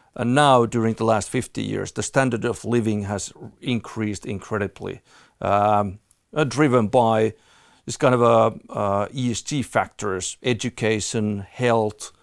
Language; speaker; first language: English; non-native, fluent; Finnish